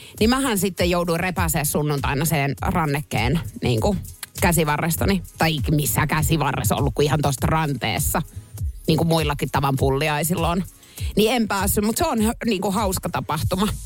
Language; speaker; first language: Finnish; native; Finnish